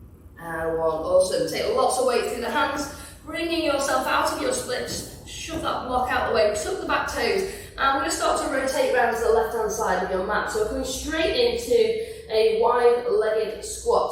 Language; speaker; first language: English; native; English